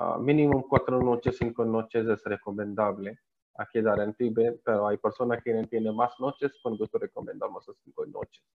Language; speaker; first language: Spanish; non-native, learner; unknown